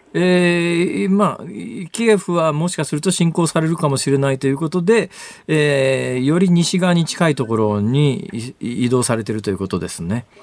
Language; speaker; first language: Japanese; native; Japanese